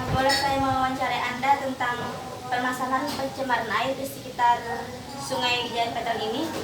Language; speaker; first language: Indonesian; native; Indonesian